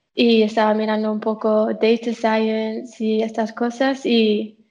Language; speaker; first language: Spanish; non-native, fluent; English